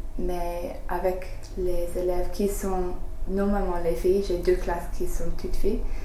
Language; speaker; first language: French; non-native, learner; English